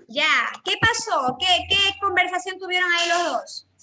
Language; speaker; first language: Spanish; native; Spanish